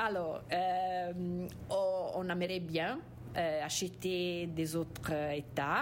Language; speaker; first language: French; non-native, fluent; Italian